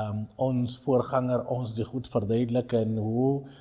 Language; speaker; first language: Afrikaans; non-native, local second language; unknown